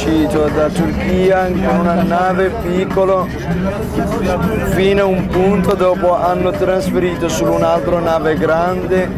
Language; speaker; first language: Italian; non-native, learner; Kurdish